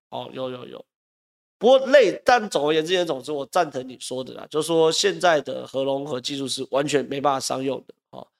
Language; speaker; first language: Chinese; native; Chinese